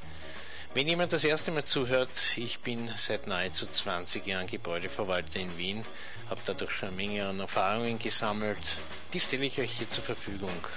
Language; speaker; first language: German; native; German